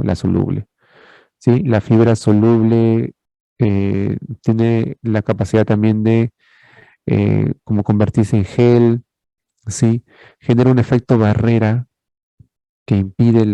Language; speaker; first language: Spanish; native; Spanish